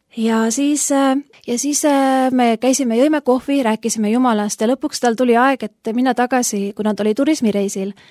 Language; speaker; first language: Estonian; native; Estonian